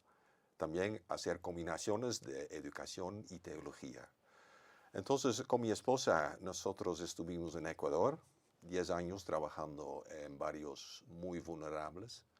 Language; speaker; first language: Spanish; non-native, fluent; Dutch